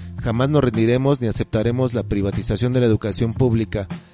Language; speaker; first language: Spanish; native; Spanish